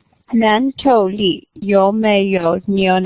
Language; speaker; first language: Chinese; non-native, learner; English